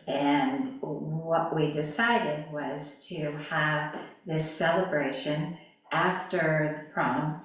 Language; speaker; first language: English; native; English